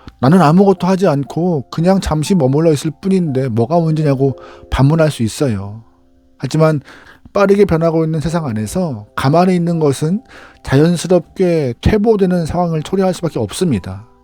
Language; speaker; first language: Korean; native; Korean